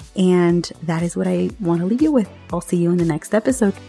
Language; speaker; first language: English; early bilingual, other home language; Spanish